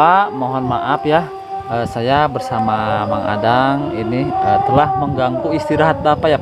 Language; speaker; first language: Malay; non-native, local second language; Sundanese